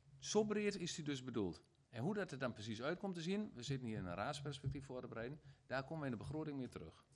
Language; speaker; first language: Dutch; native; Dutch